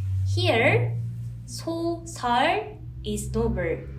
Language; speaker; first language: English; non-native, fluent; Korean